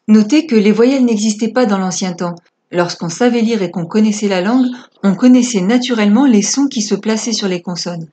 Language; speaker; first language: French; native; French